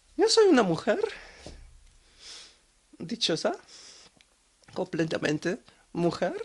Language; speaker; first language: Spanish; non-native, learner; French